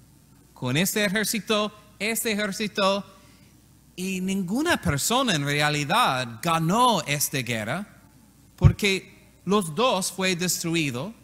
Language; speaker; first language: Spanish; non-native, learner; English